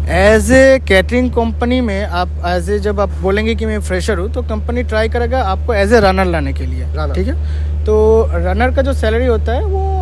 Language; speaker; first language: Hindi; non-native, local second language; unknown